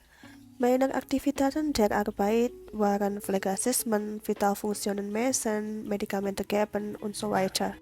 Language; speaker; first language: German; non-native, learner; Indonesian